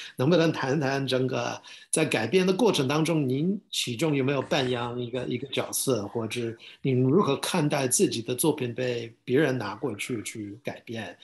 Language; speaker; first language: Chinese; non-native, fluent; English